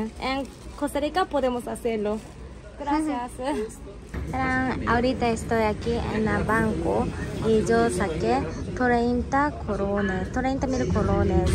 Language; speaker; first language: Spanish; non-native, learner; Japanese